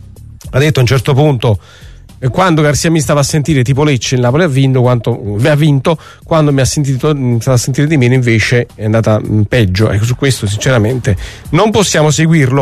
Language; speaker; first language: Italian; native; Italian